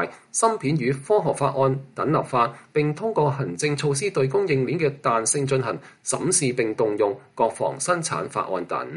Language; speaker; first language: Chinese; non-native, local second language; Cantonese